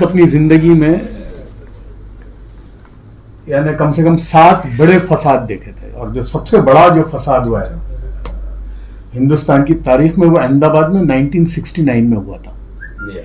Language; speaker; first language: Hindi; native; Hindi